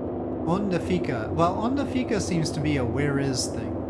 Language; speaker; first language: Portuguese; non-native, learner; English